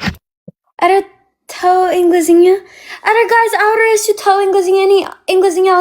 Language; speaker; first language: Amharic; non-native, learner; English